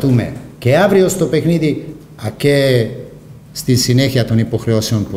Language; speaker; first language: Greek; non-native, fluent; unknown